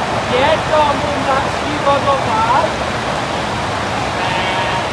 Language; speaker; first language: Czech; non-native, learner; English